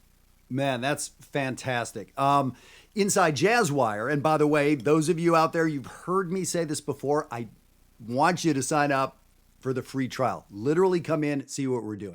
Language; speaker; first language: English; native; English